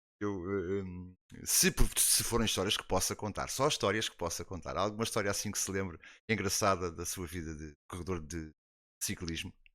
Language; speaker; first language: Portuguese; native; Portuguese